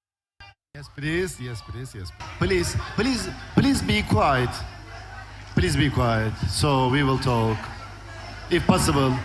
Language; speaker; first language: English; non-native, learner; Turkish